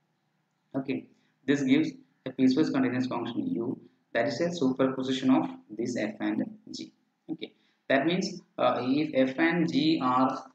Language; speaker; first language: English; non-native, local second language; Malayalam